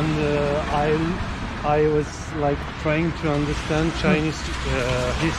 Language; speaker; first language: English; non-native, fluent; French